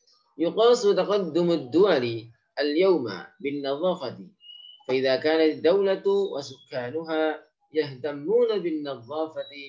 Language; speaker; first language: Arabic; non-native, fluent; Indonesian